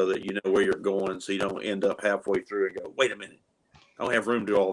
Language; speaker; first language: English; native; English